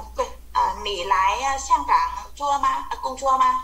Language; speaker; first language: Chinese; non-native, learner; Vietnamese